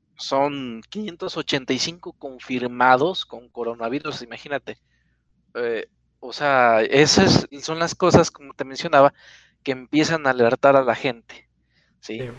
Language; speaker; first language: Spanish; native; Spanish